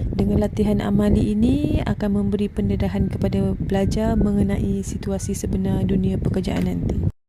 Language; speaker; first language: Malay; native; Malay